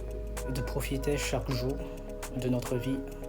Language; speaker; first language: French; non-native, fluent; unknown